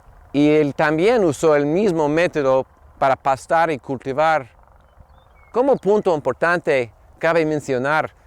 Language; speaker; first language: Spanish; non-native, learner; English